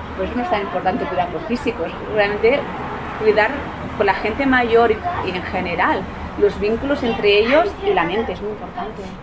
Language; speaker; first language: Spanish; non-native, local second language; Catalan